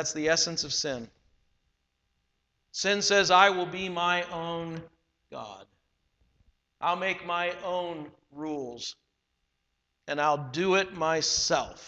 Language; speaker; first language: English; native; English